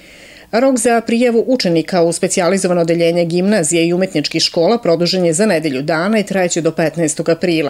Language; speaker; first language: Serbian; native; Serbian